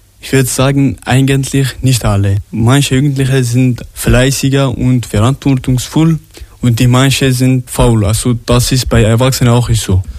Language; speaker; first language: German; non-native, learner; Arabic